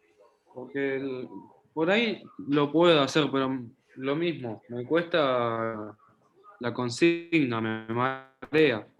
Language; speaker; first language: Spanish; native; Spanish